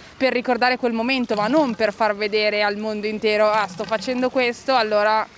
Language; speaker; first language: Italian; native; Italian